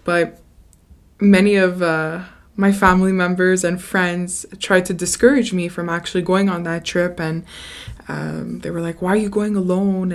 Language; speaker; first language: English; native; English